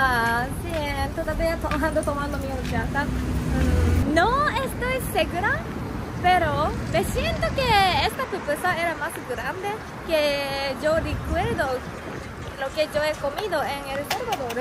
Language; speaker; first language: Spanish; non-native, learner; Japanese